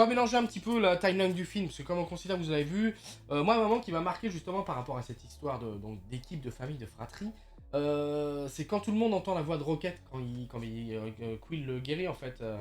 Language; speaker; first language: French; native; French